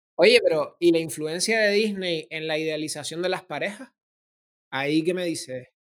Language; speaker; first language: Spanish; native; Spanish